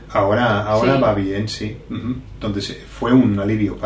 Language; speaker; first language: Spanish; non-native, fluent; English